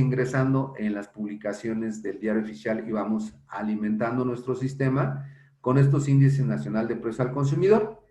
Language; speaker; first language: Spanish; native; Spanish